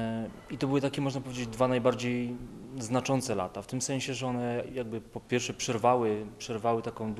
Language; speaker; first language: Polish; native; Polish